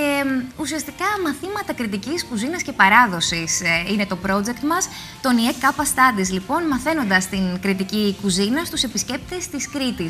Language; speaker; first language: Greek; native; Greek